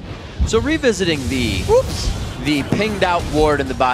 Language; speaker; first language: English; native; English